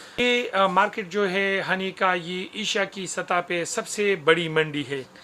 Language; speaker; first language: Urdu; non-native, local second language; Pashto